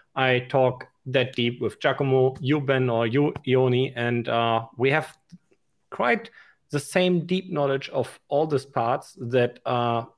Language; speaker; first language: English; non-native, fluent; German